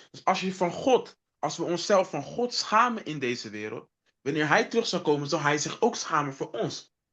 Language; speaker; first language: Dutch; non-native, local second language; Papiamento